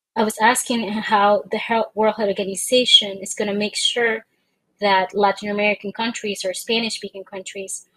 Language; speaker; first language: English; non-native, fluent; Spanish